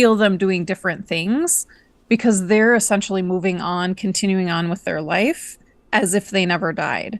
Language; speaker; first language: English; native; English